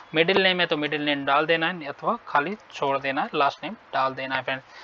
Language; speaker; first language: Hindi; native; Hindi